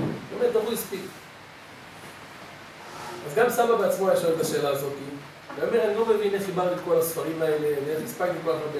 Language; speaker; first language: Hebrew; native; Hebrew